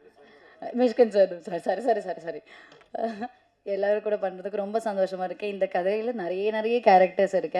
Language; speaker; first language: Tamil; non-native, learner; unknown